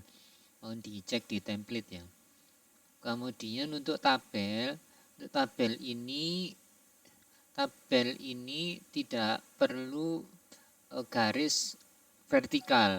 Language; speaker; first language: Indonesian; native; Indonesian